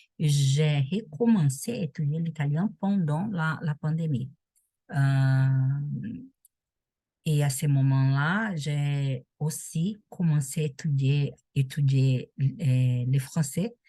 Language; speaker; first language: French; non-native, learner; Portuguese